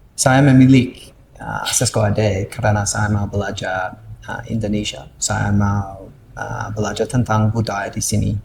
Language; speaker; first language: Indonesian; non-native, learner; English